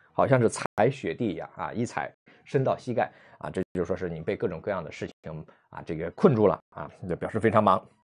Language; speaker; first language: Chinese; native; Chinese